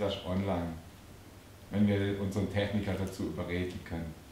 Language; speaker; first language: German; native; German